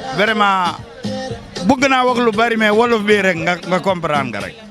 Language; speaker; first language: Wolof; non-native, local second language; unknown